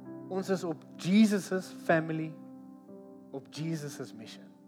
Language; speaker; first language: English; non-native, local second language; Afrikaans